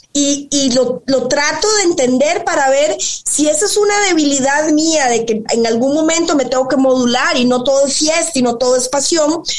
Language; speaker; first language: Spanish; native; Spanish